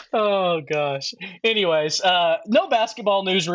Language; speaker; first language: English; native; English